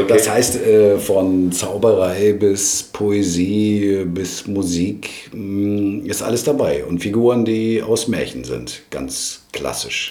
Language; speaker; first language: German; native; German